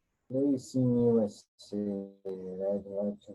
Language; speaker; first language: English; non-native, learner; Portuguese